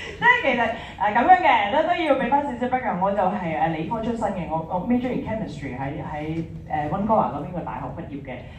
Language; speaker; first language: Cantonese; early bilingual, heritage; Cantonese